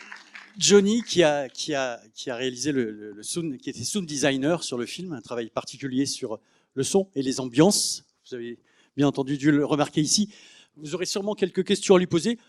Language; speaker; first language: French; native; French